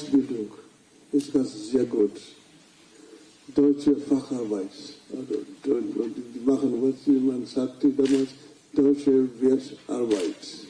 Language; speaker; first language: German; non-native, fluent; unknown